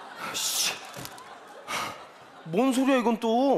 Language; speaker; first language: Korean; native; Korean